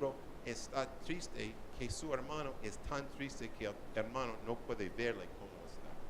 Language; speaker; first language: Spanish; non-native, learner; English